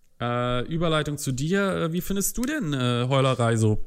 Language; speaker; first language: German; native; German